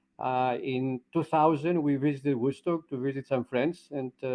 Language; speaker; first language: English; non-native, fluent; Greek